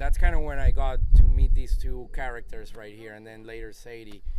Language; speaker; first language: English; non-native, fluent; Spanish